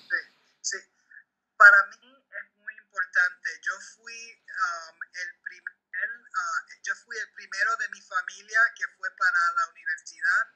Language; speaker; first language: Spanish; early bilingual, heritage; Spanish